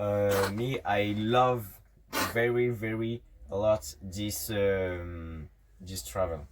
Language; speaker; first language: English; non-native, learner; French